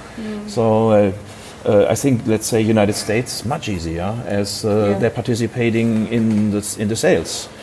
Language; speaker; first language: English; non-native, fluent; German